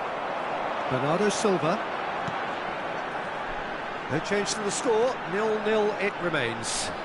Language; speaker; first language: English; native; English